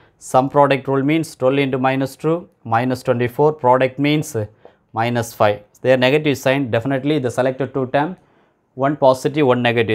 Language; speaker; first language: English; non-native, local second language; Tamil